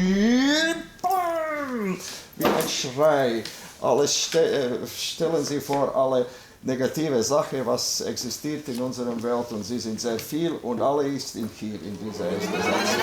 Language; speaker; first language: German; non-native, learner; Latvian